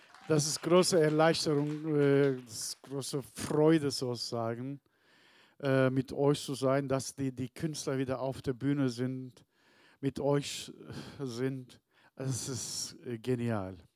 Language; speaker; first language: German; non-native, learner; Turkish